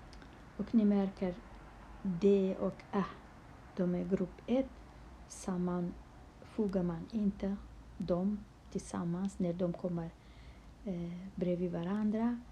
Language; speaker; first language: Swedish; non-native, local second language; Kurdish